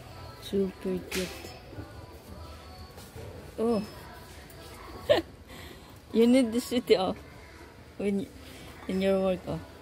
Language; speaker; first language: English; non-native, learner; Filipino